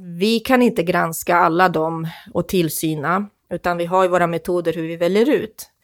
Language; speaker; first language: Swedish; non-native, fluent; Croatian